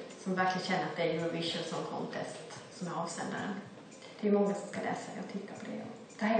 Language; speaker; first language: Swedish; native; Swedish